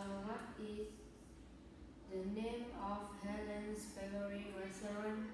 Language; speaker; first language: English; non-native, learner; Vietnamese